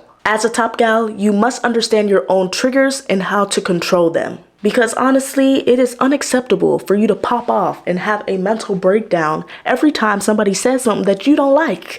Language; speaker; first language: English; native; English